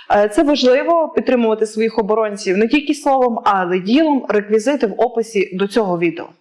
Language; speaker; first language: Ukrainian; native; Ukrainian